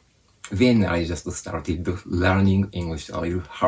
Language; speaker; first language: English; non-native, fluent; Japanese